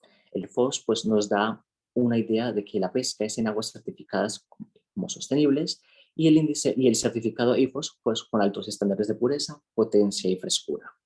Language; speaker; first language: Spanish; native; Spanish